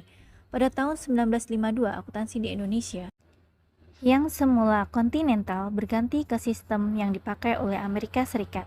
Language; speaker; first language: Indonesian; native; Indonesian